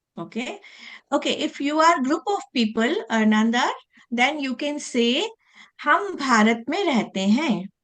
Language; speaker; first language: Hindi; native; Hindi